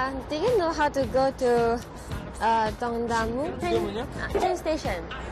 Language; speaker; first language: English; non-native, local second language; Chinese